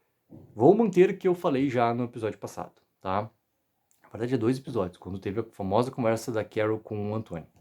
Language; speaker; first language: Portuguese; native; Portuguese